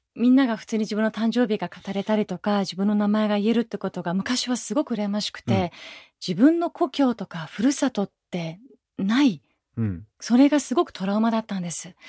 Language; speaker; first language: Japanese; early bilingual, other home language; Persian